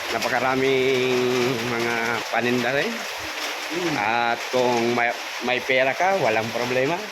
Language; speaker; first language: Filipino; native; Filipino